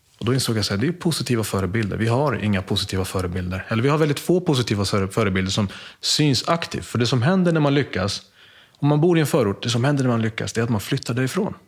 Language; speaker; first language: Swedish; early bilingual, other home language; Spanish